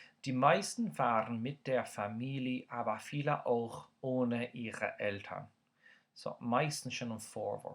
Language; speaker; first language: German; non-native, fluent; Irish